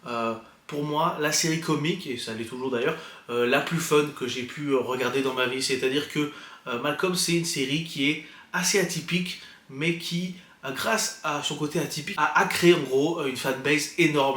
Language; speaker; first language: French; native; French